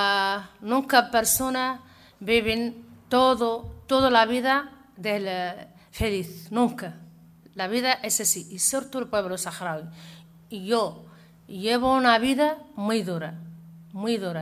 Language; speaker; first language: Spanish; non-native, learner; Arabic